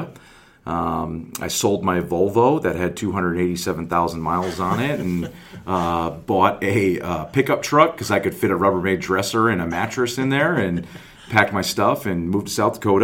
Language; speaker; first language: English; native; English